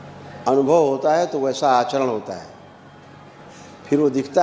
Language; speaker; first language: Hindi; native; Hindi